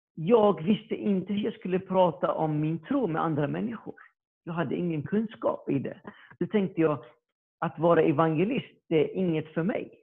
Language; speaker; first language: Swedish; early bilingual, other home language; Arabic